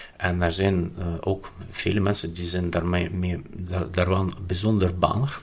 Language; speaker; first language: Dutch; non-native, fluent; Ukrainian